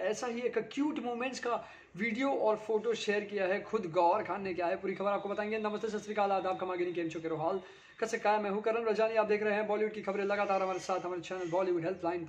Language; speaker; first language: Hindi; native; Hindi